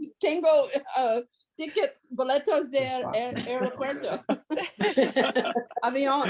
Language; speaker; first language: Spanish; non-native, learner; English